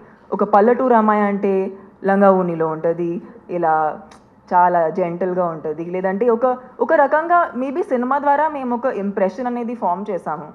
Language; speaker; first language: Telugu; non-native, fluent; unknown